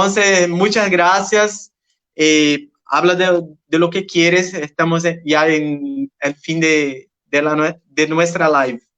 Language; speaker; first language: Spanish; non-native, learner; Portuguese